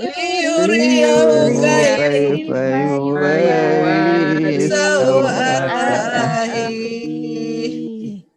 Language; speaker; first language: Arabic; non-native, learner; Indonesian